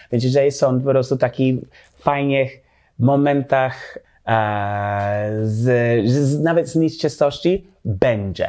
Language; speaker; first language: Polish; non-native, learner; English